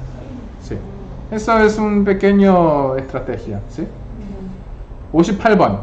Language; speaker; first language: Spanish; non-native, fluent; Korean